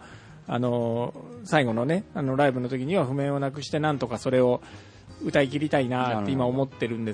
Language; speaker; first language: Japanese; native; Japanese